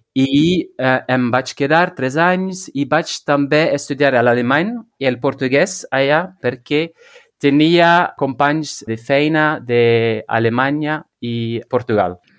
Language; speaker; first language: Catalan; non-native, learner; Dutch